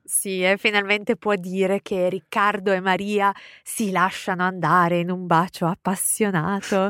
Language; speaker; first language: Italian; native; Italian